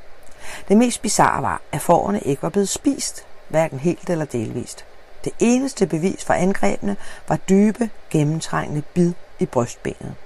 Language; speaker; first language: Danish; native; Danish